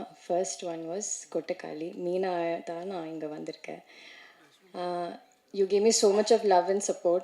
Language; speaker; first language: Tamil; non-native, learner; Malayalam